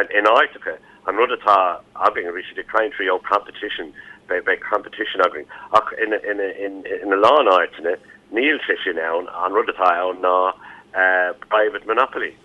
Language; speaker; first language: Irish; non-native, local second language; English